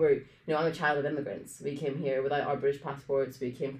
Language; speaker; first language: English; early bilingual, other home language; Arabic